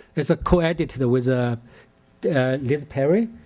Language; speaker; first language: English; non-native, fluent; Chinese